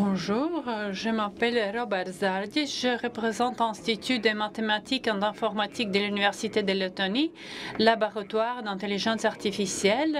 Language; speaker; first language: French; non-native, fluent; Latvian